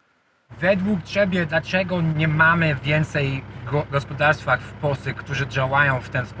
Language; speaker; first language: Polish; non-native, learner; English